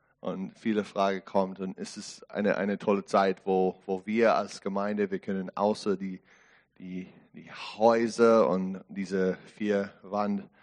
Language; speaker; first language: German; non-native, learner; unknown